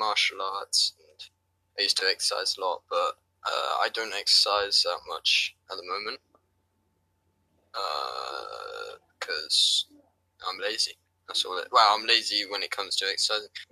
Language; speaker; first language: English; native; English